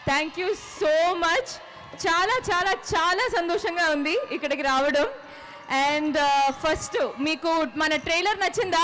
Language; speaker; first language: Telugu; non-native, fluent; Malayalam